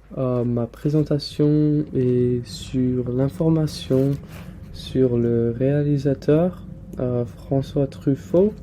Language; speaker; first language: French; non-native, learner; English